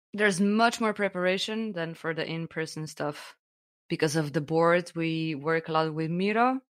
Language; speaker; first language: English; non-native, fluent; Slovenian